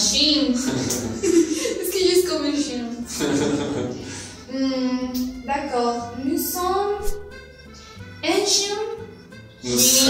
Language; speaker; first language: French; non-native, learner; Spanish